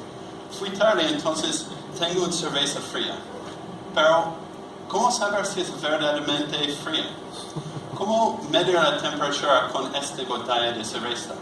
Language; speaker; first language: Spanish; non-native, learner; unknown